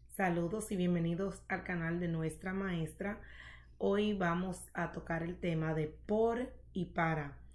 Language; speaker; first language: Spanish; non-native, learner; English